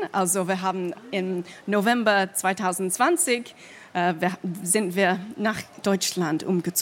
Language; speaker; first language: German; non-native, fluent; English